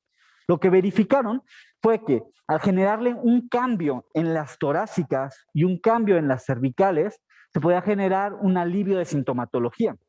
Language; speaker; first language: Spanish; native; Spanish